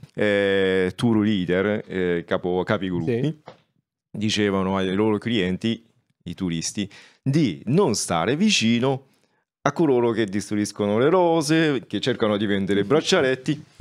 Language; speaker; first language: Italian; non-native, fluent; Japanese